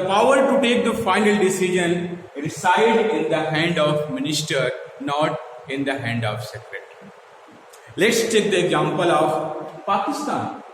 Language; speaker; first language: English; non-native, local second language; Hindi